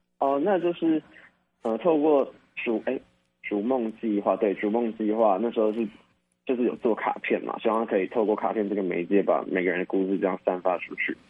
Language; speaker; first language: Chinese; native; Chinese